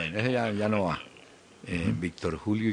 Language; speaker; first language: Spanish; native; Spanish